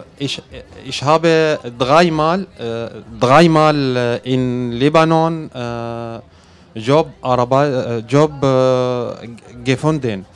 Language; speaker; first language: German; non-native, learner; Arabic